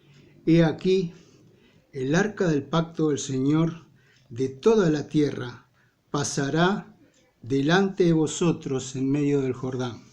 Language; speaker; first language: Spanish; native; Spanish